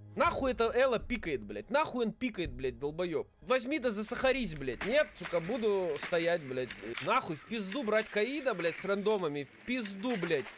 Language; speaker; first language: Russian; native; Russian